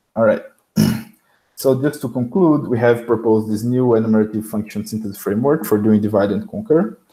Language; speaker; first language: English; non-native, fluent; Portuguese